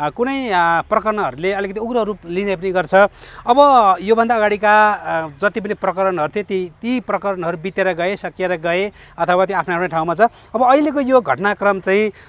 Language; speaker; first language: Nepali; native; Nepali